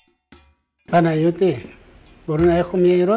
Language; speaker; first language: Greek; non-native, learner; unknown